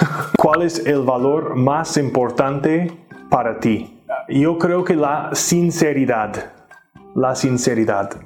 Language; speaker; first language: Spanish; non-native, fluent; English